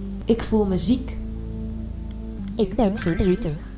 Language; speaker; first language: Dutch; non-native, learner; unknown